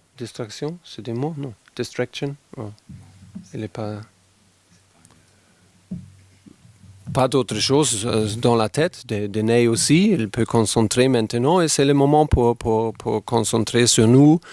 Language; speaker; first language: French; non-native, fluent; German